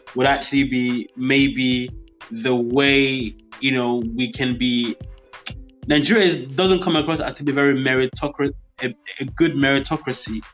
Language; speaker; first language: English; early bilingual, other home language; Yoruba